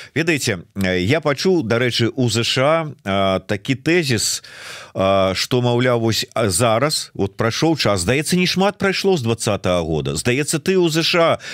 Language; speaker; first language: Belarusian; non-native, local second language; Russian